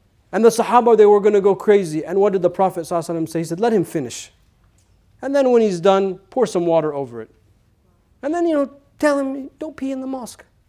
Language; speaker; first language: English; native; English